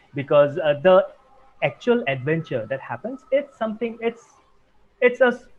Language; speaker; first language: English; non-native, local second language; Assamese